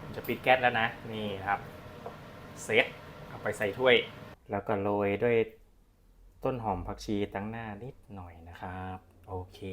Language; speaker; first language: Thai; native; Thai